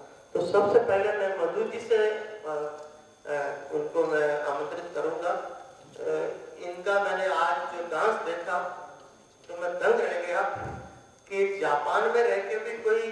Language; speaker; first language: Hindi; native; Hindi